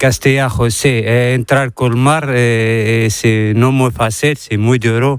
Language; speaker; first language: Spanish; non-native, learner; Arabic